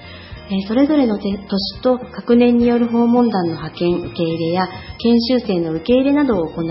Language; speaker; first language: Japanese; native; Japanese